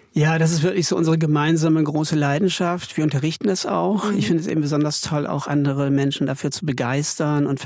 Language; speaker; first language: German; native; German